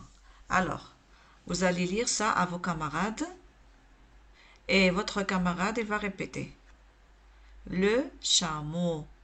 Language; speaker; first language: French; non-native, local second language; Arabic